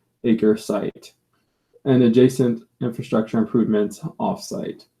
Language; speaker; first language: English; native; English